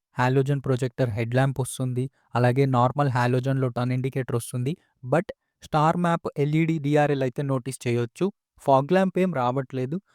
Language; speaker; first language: Telugu; native; Telugu